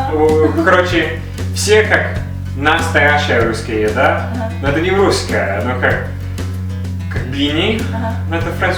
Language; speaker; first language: Russian; non-native, learner; English